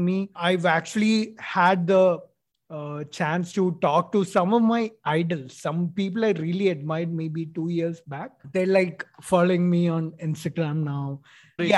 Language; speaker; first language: English; non-native, local second language; Malayalam